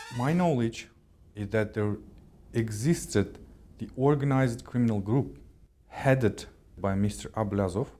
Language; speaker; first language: English; non-native, fluent; Kazakh